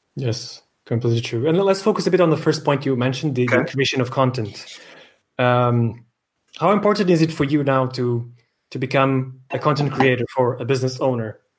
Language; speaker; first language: English; non-native, fluent; Portuguese